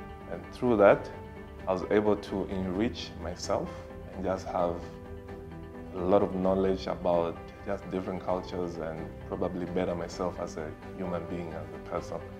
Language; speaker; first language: English; non-native, fluent; Portuguese